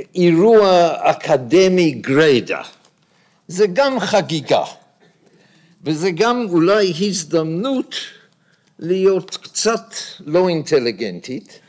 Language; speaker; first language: Hebrew; non-native, fluent; English